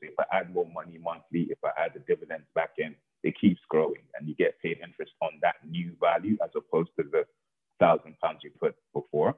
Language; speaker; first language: English; non-native, local second language; Yoruba